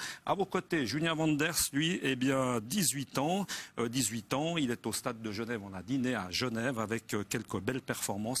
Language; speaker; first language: French; native; French